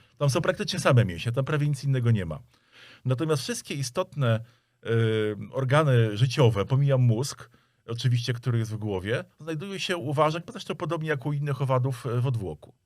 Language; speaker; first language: Polish; native; Polish